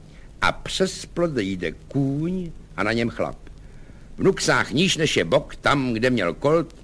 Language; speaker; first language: Czech; native; Czech